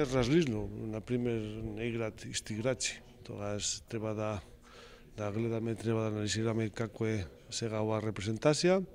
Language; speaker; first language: Macedonian; non-native, learner; Spanish